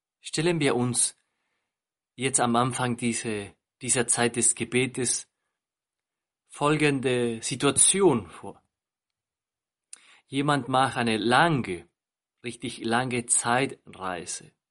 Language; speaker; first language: German; non-native, fluent; Spanish